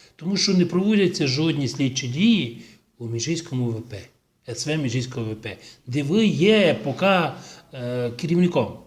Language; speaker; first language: Ukrainian; native; Ukrainian